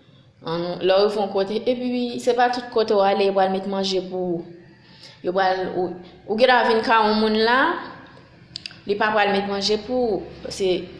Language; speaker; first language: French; non-native, local second language; Haitian Creole